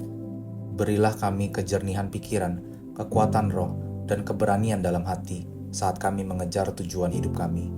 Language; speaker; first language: Indonesian; native; Indonesian